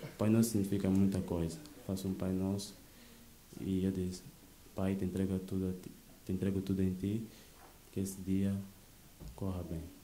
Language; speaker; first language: Portuguese; native; Portuguese